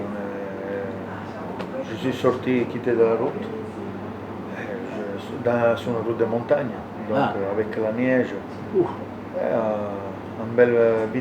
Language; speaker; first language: French; non-native, learner; Italian